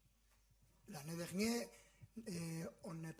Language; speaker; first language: French; non-native, fluent; Spanish